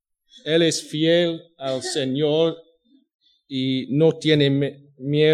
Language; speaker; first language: Spanish; non-native, fluent; English